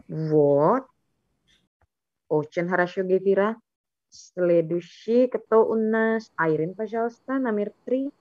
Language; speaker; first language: Russian; non-native, fluent; Indonesian